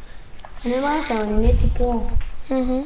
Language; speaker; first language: Hebrew; native; Hebrew